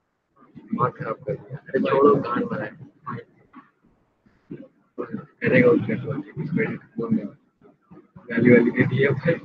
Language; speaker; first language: Hindi; native; Hindi